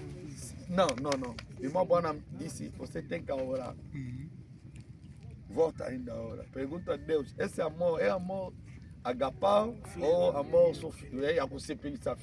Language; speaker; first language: Portuguese; non-native, learner; Lingala